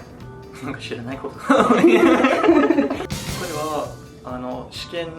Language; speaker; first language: Japanese; non-native, fluent; English